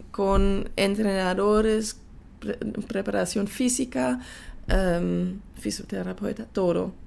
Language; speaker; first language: Spanish; early bilingual, heritage; German